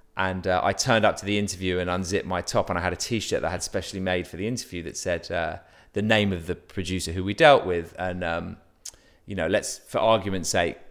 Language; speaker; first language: English; native; English